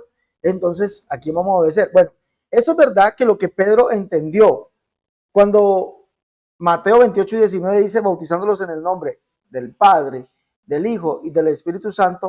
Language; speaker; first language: Spanish; native; Spanish